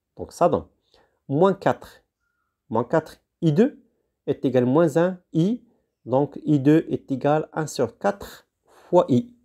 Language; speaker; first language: French; non-native, local second language; Arabic